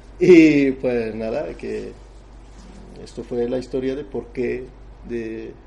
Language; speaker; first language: Spanish; non-native, fluent; Persian